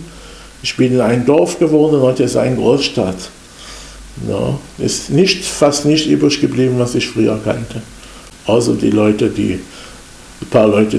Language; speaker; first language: German; non-native, fluent; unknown